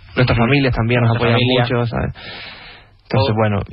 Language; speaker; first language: Spanish; native; Spanish